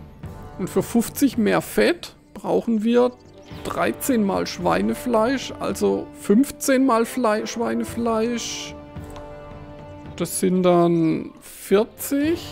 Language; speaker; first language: German; native; German